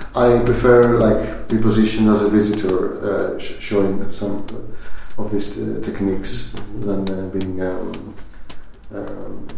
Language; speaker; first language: English; non-native, fluent; Greek